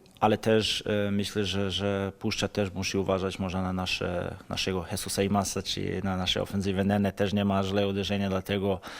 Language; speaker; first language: Polish; non-native, fluent; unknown